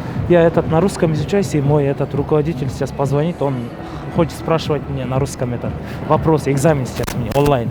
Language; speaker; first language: Russian; non-native, local second language; Kyrgyz